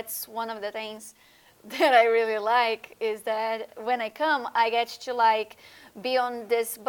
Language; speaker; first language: English; non-native, fluent; Portuguese